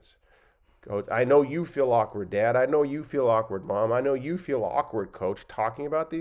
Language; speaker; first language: English; native; English